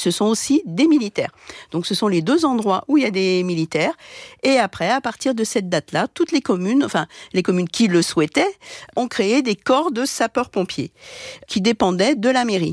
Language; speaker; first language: French; native; French